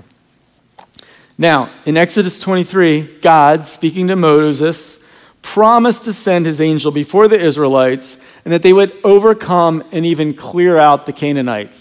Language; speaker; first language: English; native; English